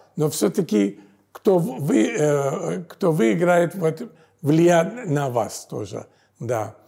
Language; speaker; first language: Russian; non-native, fluent; English